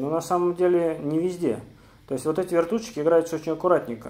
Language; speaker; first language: Russian; native; Russian